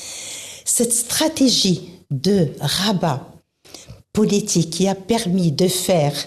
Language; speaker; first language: French; non-native, local second language; Arabic